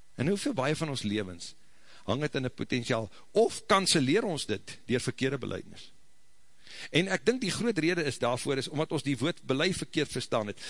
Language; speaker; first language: Afrikaans; native; Afrikaans